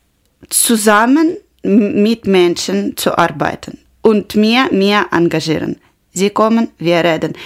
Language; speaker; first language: German; non-native, learner; Ukrainian